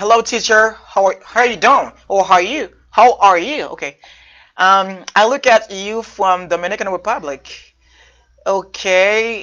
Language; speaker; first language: English; non-native, fluent; Haitian Creole